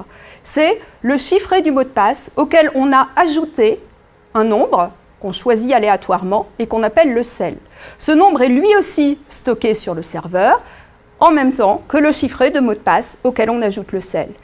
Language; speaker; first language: French; native; French